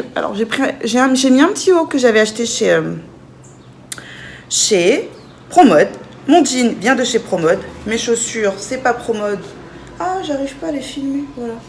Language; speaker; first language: French; native; French